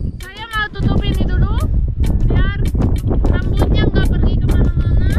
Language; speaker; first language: Indonesian; non-native, fluent; Spanish